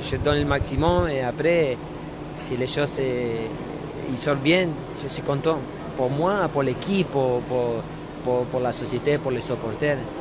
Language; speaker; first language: French; non-native, learner; Spanish